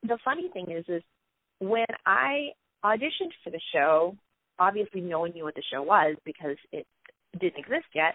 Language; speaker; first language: English; native; English